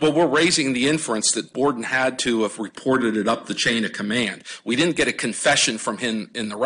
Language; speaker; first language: English; native; English